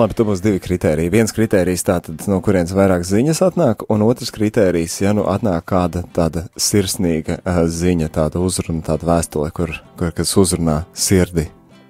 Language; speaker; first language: Latvian; native; Latvian